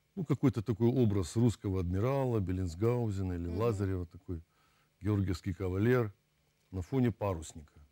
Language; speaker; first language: Russian; native; Russian